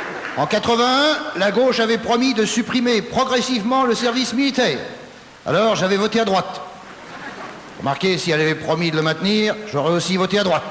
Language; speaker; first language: French; native; French